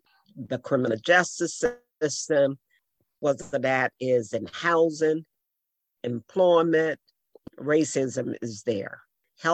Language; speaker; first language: English; native; English